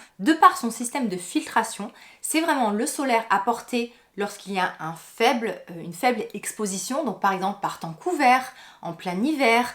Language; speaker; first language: French; native; French